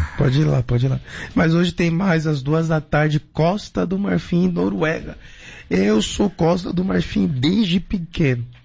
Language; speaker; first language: Portuguese; native; Portuguese